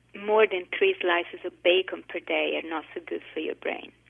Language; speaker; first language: English; non-native, fluent; Italian